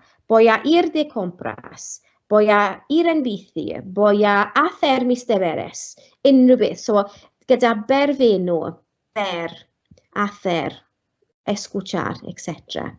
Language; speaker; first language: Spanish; non-native, fluent; Welsh